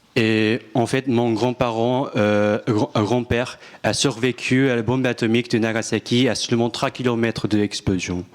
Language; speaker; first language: French; non-native, fluent; Japanese